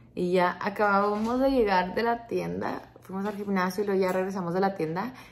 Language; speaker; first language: Spanish; early bilingual, heritage; Spanish